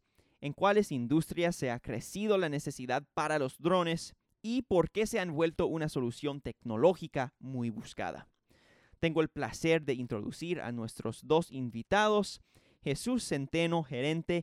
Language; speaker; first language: Spanish; non-native, fluent; English